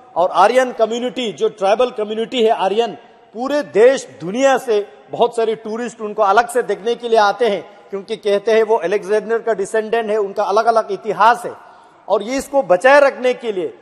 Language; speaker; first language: Hindi; native; Hindi